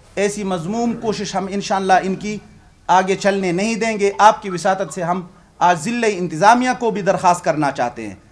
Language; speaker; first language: Urdu; non-native, local second language; Pashto